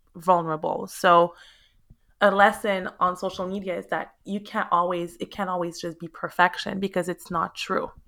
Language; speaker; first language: English; native; English